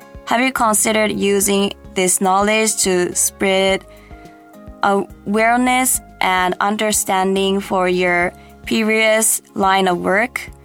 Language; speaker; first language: English; non-native, learner; Japanese